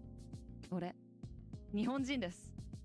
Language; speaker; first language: Japanese; early bilingual, heritage; Japanese